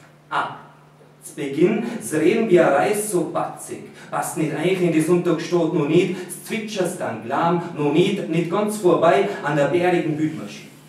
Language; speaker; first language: German; native; German